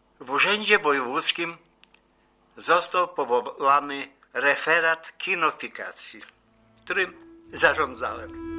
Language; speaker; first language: Polish; native; Polish